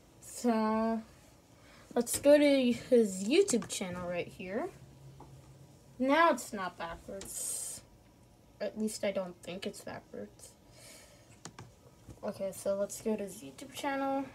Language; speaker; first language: English; native; English